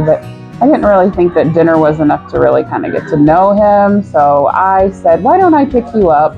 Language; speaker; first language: English; native; English